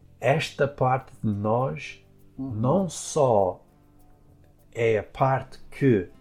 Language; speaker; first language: Portuguese; early bilingual, heritage; Portuguese